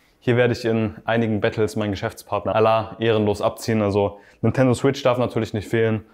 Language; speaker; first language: German; native; German